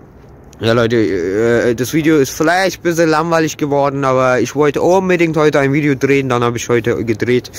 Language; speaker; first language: German; early bilingual, other home language; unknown